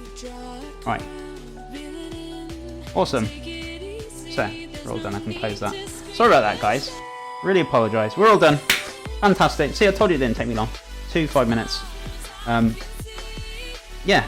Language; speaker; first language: English; native; English